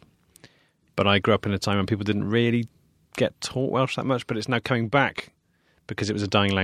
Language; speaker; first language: English; native; English